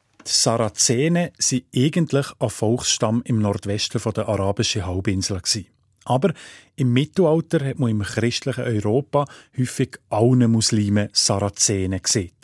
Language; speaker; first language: German; native; German